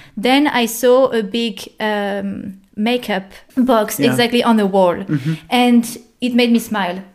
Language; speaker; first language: English; non-native, fluent; French